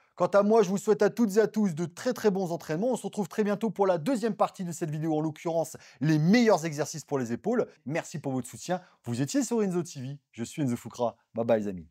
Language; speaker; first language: French; native; French